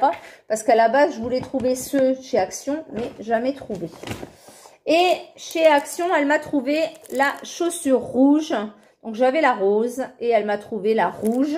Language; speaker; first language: French; native; French